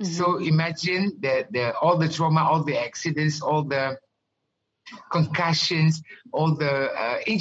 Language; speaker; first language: English; non-native, local second language; Malay